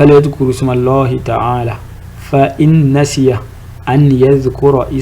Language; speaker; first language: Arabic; non-native, fluent; French